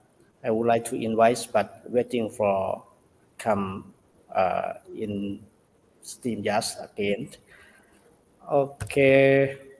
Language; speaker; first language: English; non-native, learner; Thai